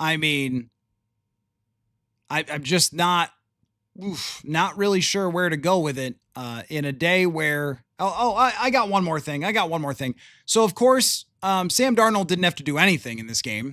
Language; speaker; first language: English; native; English